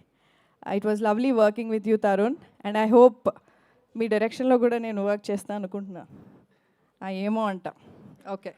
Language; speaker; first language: Telugu; native; Telugu